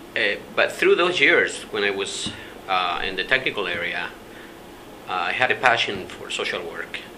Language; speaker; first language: English; non-native, fluent; Spanish